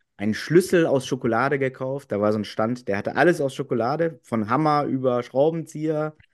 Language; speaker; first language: German; early bilingual, other home language; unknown